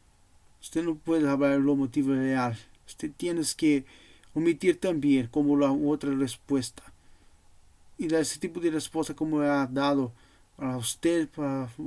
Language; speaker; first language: Portuguese; non-native, learner; Spanish